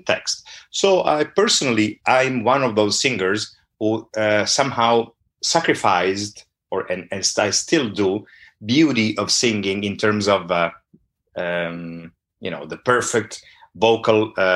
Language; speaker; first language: English; non-native, fluent; Italian